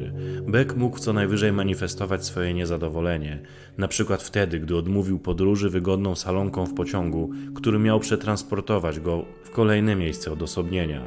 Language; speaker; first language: Polish; native; Polish